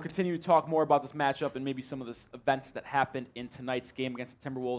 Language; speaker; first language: English; native; English